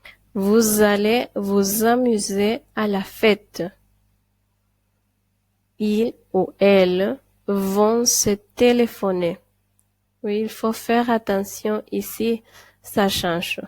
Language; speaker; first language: French; non-native, fluent; Spanish